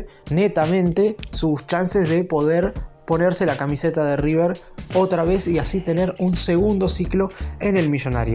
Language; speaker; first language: Spanish; native; Spanish